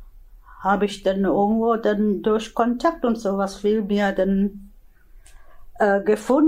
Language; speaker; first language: German; non-native, fluent; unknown